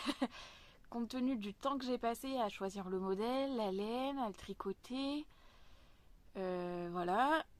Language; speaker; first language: French; native; French